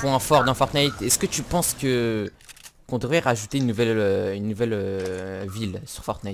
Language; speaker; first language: French; native; French